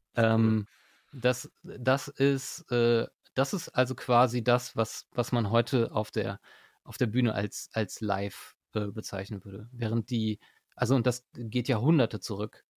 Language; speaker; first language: German; native; German